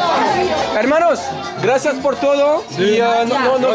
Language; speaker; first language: Spanish; non-native, learner; French